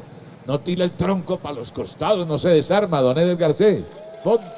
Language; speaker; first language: Spanish; native; Spanish